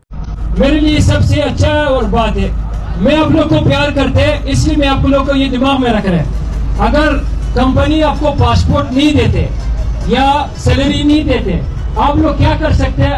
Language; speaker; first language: Hindi; non-native, learner; Arabic